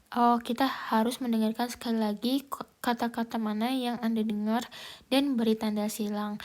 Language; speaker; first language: Indonesian; native; Indonesian